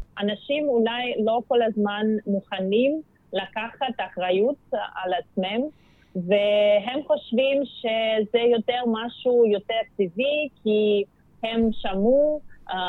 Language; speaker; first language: Hebrew; non-native, fluent; Russian